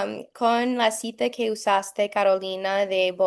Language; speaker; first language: Spanish; non-native, fluent; English